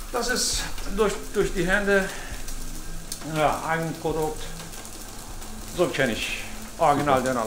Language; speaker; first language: German; early bilingual, other home language; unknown